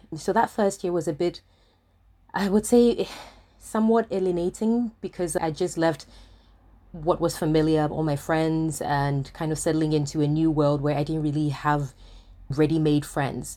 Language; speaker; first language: English; non-native, local second language; Akan